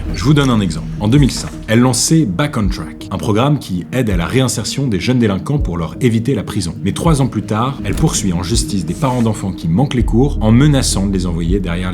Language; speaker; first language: French; native; French